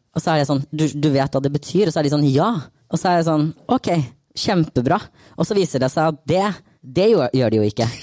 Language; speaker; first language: Norwegian; native; Norwegian